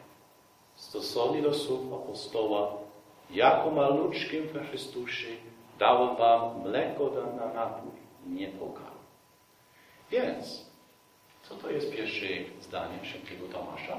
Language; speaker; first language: Polish; non-native, fluent; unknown